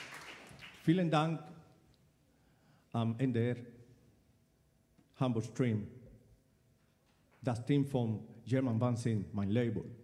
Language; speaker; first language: German; non-native, fluent; Spanish